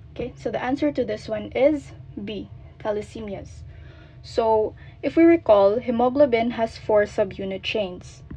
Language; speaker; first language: English; non-native, local second language; Filipino